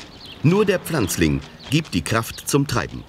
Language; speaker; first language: German; native; German